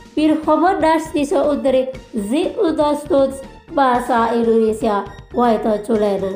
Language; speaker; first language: German; non-native, fluent; Indonesian